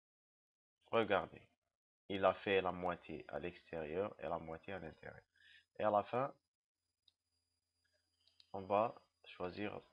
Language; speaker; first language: French; non-native, local second language; Arabic